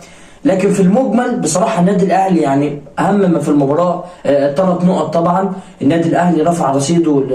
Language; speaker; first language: Arabic; native; Arabic